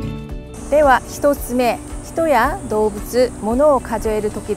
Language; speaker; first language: Japanese; non-native, fluent; Korean